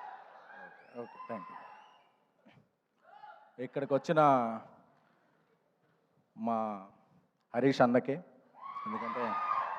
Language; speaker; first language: Telugu; non-native, learner; Tamil